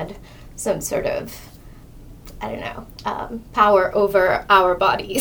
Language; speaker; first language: English; non-native, local second language; Hindi